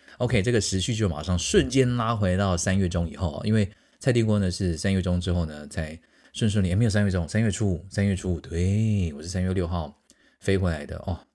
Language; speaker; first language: Chinese; native; Chinese